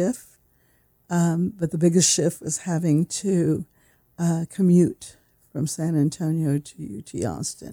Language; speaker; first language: English; native; English